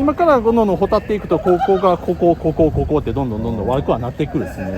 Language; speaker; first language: Japanese; native; Japanese